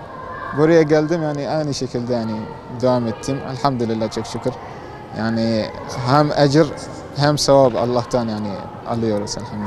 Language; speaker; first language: Turkish; non-native, learner; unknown